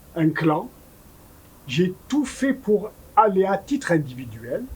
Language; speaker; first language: French; non-native, local second language; Kabyle